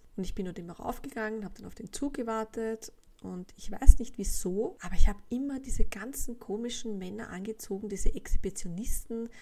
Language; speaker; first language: German; native; German